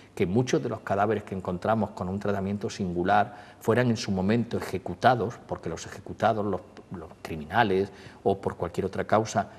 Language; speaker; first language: Spanish; native; Spanish